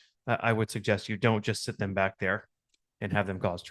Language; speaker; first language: English; native; English